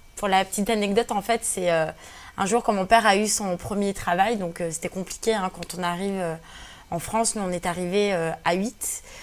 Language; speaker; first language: French; early bilingual, other home language; Kabyle